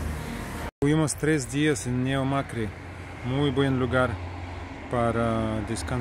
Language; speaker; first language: Spanish; non-native, learner; Russian